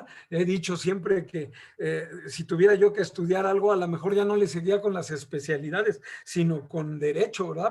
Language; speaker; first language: Spanish; native; Spanish